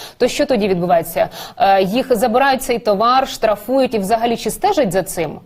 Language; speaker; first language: Ukrainian; native; Ukrainian